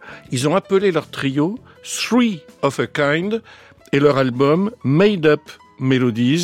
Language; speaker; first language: French; native; French